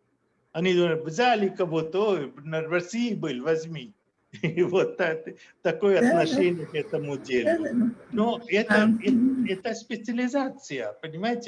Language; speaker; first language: Russian; non-native, fluent; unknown